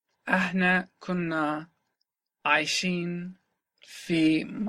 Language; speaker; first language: Arabic; non-native, learner; English